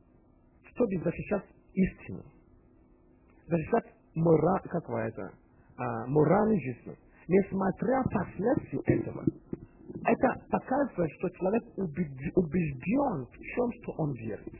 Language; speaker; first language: Russian; non-native, fluent; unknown